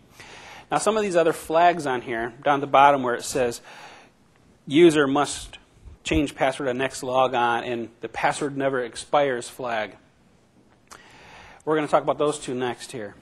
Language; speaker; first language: English; native; English